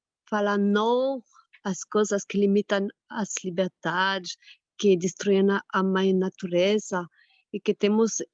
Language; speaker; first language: Portuguese; non-native, fluent; French